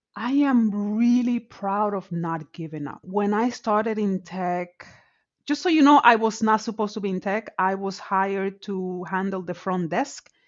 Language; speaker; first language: English; non-native, fluent; Spanish